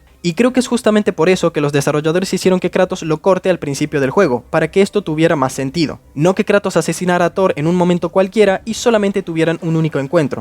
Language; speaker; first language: Spanish; native; Spanish